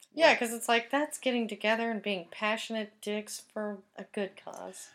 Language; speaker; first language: English; native; English